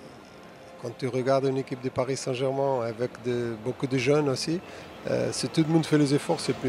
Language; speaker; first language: French; non-native, fluent; Portuguese